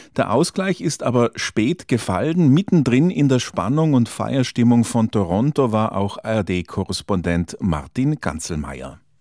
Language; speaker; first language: German; native; German